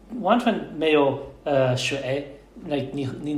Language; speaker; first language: Chinese; non-native, learner; English